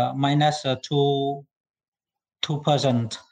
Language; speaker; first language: English; non-native, learner; Khmer